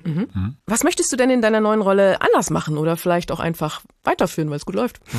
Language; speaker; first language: German; native; German